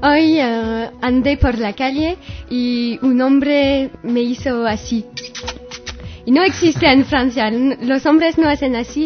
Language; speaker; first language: Spanish; non-native, learner; French